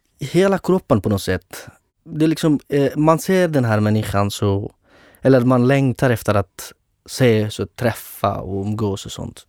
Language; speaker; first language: Swedish; non-native, fluent; Persian